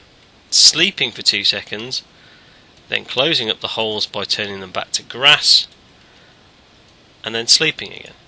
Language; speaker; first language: English; native; English